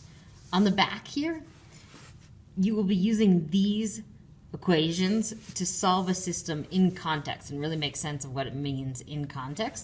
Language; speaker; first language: English; native; English